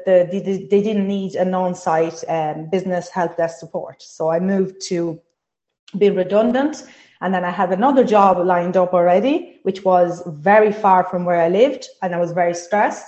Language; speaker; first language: English; non-native, fluent; Italian